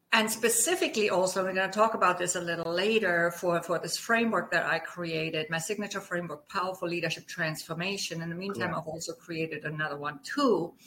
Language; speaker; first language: English; non-native, fluent; German